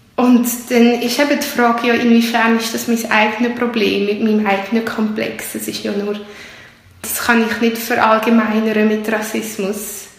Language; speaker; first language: German; early bilingual, other home language; Turkish